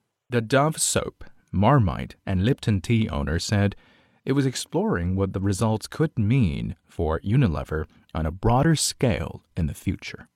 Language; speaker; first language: English; non-native, fluent; Chinese